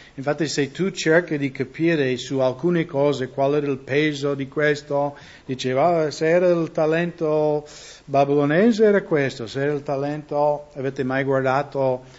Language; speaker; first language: Italian; non-native, fluent; English